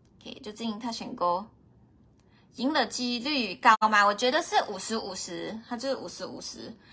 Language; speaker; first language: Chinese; native; Chinese